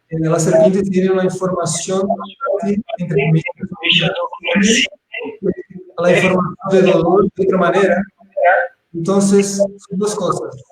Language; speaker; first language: Spanish; non-native, fluent; Portuguese